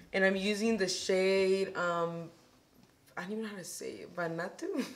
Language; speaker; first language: English; early bilingual, other home language; Spanish